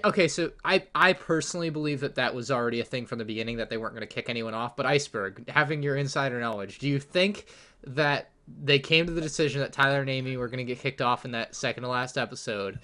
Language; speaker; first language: English; native; English